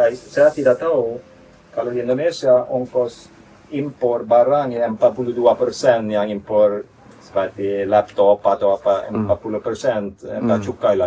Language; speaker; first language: Indonesian; non-native, fluent; Swedish